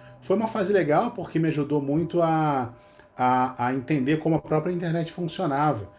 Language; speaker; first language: Portuguese; native; Portuguese